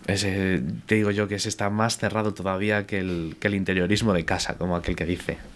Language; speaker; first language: Spanish; native; Spanish